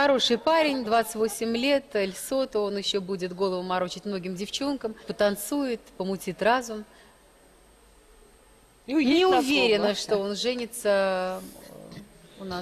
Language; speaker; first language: Russian; native; Russian